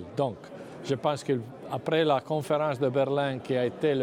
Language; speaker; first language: French; non-native, fluent; Italian